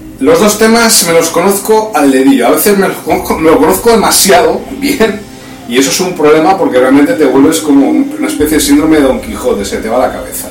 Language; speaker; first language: Spanish; native; Spanish